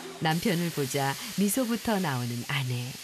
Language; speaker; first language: Korean; native; Korean